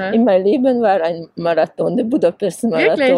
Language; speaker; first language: German; non-native, fluent; Hungarian